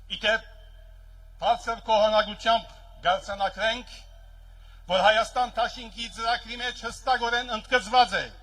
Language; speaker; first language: Armenian; early bilingual, heritage; Armenian